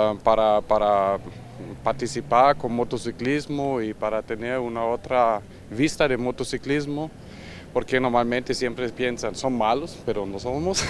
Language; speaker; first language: Spanish; non-native, learner; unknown